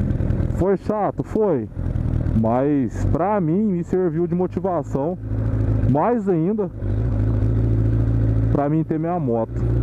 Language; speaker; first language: Portuguese; native; Portuguese